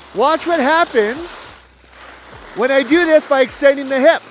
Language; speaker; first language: English; native; English